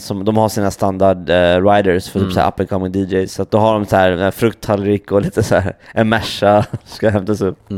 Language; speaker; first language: Swedish; native; Swedish